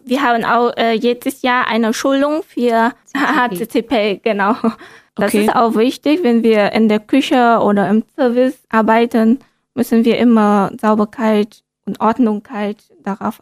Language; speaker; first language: German; non-native, learner; Vietnamese